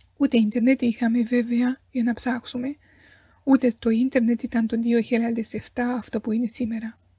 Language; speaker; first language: Greek; non-native, fluent; Romanian